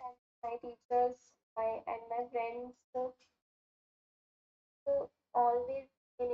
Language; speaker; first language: English; non-native, learner; Hindi